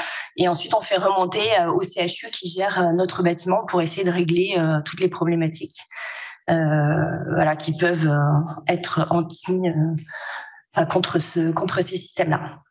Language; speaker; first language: French; native; French